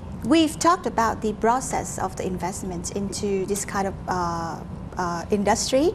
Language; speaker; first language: English; non-native, fluent; Vietnamese